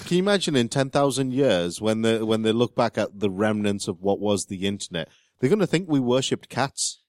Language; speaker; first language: English; native; English